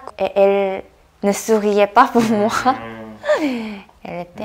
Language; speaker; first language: French; non-native, fluent; Korean